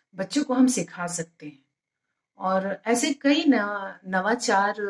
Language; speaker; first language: Hindi; native; Hindi